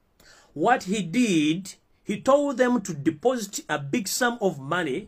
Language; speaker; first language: English; non-native, local second language; Ganda